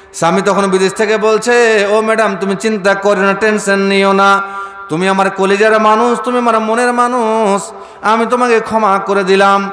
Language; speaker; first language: Bangla; non-native, fluent; Urdu